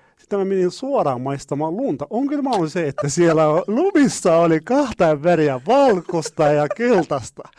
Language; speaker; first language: Finnish; non-native, fluent; Arabic